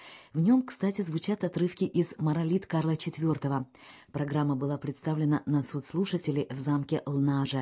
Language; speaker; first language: Russian; native; Russian